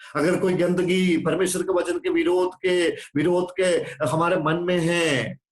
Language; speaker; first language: Hindi; non-native, local second language; Malayalam